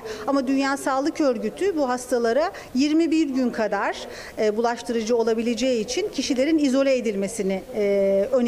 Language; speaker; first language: Turkish; native; Turkish